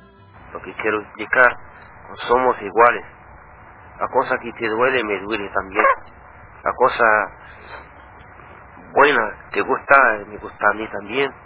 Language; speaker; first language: Spanish; non-native, learner; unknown